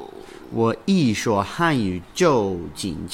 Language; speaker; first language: Chinese; non-native, learner; English